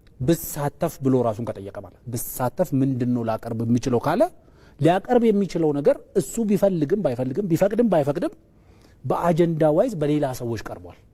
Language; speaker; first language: Amharic; non-native, local second language; Oromo